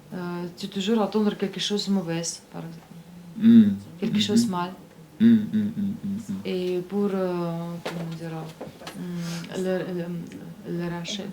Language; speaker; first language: French; non-native, learner; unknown